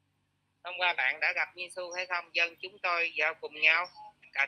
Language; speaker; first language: Vietnamese; native; Vietnamese